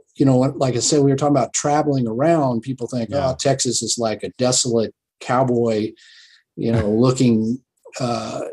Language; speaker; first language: English; native; English